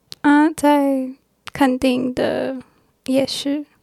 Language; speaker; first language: Chinese; non-native, learner; English